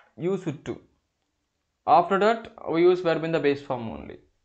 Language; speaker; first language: English; non-native, local second language; Telugu